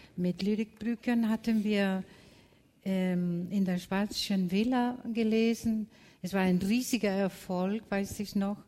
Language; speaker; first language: German; non-native, fluent; Spanish